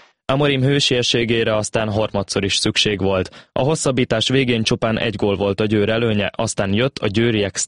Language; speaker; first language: Hungarian; native; Hungarian